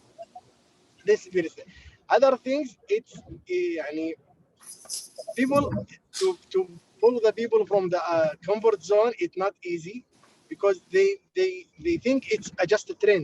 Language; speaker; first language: English; non-native, learner; Arabic